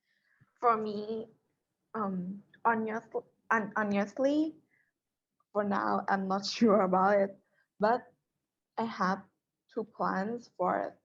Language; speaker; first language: English; non-native, learner; Thai